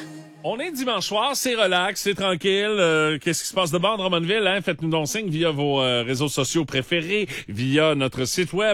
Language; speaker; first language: French; native; French